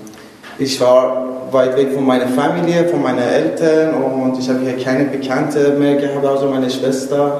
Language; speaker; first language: German; non-native, learner; Persian